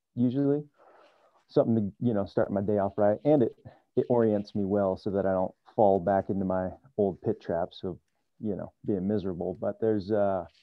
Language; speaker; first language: English; native; English